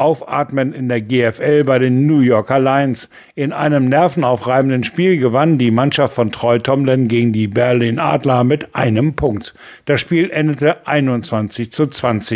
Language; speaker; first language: German; native; German